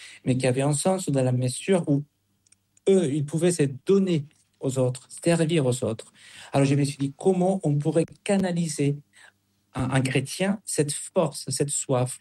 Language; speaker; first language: French; non-native, fluent; Spanish